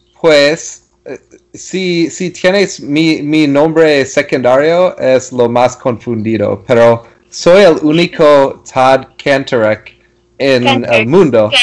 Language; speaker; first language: Spanish; non-native, learner; English